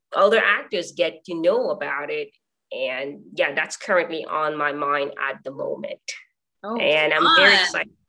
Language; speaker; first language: English; non-native, fluent; Morisyen